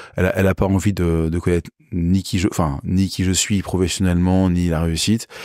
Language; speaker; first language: French; native; French